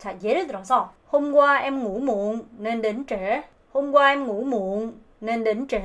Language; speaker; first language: Vietnamese; non-native, fluent; Korean